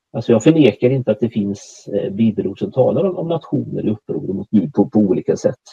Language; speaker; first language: Swedish; native; Swedish